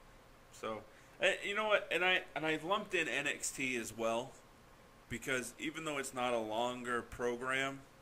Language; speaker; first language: English; native; English